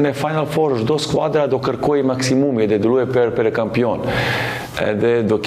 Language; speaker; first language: Albanian; non-native, learner; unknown